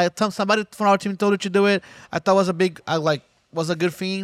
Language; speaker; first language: English; non-native, fluent; Portuguese